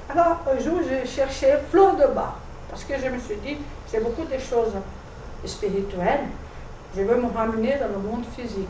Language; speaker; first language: French; non-native, fluent; Portuguese